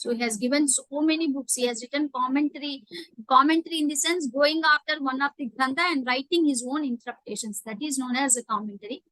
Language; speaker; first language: English; non-native, local second language; Telugu